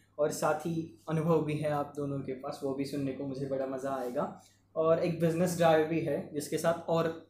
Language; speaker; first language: Hindi; non-native, local second language; Marathi